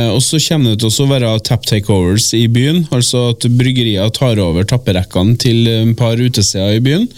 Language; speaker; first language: Norwegian; native; Norwegian